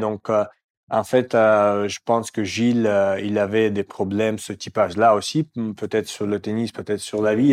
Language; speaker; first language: French; non-native, fluent; Russian